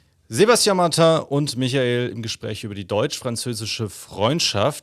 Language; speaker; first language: German; native; German